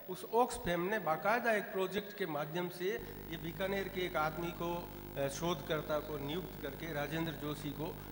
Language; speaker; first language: Hindi; non-native, local second language; Rajasthani